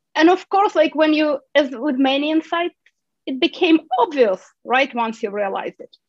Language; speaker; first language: English; non-native, fluent; Ukrainian